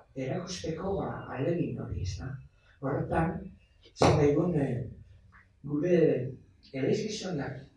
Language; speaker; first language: Basque; native; Basque